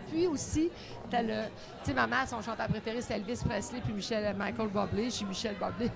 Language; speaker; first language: French; native; French